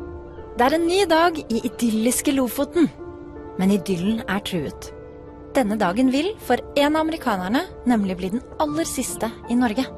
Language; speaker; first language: Norwegian; native; Norwegian